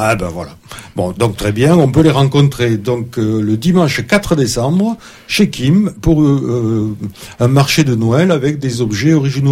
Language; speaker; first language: French; native; French